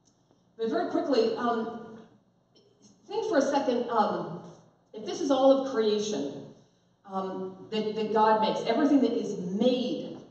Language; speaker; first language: English; native; English